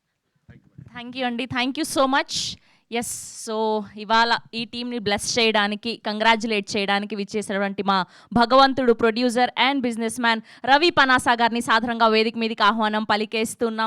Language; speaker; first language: Telugu; native; Telugu